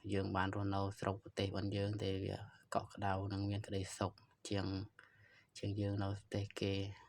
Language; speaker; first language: Khmer; native; Khmer